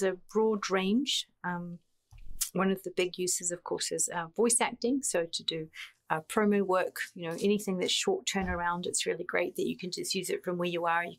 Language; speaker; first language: English; native; English